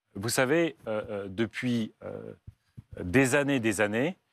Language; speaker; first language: French; native; French